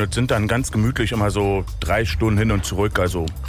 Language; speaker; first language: German; native; German